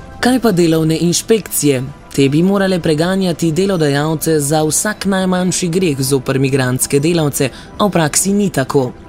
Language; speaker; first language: Slovenian; native; Slovenian